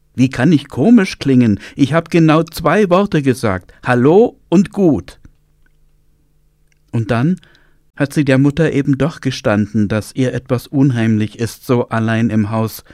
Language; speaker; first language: German; native; German